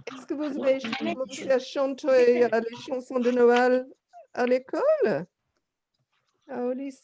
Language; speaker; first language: French; non-native, fluent; English